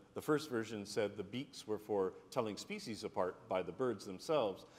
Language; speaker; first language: English; native; English